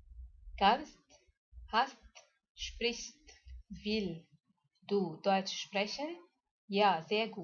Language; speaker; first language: German; non-native, fluent; Arabic